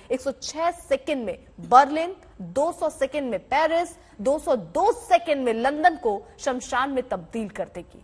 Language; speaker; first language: Hindi; native; Hindi